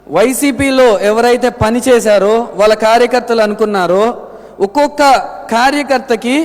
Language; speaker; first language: Telugu; native; Telugu